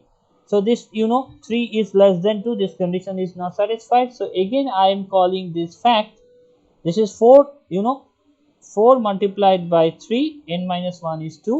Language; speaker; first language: English; non-native, local second language; Bangla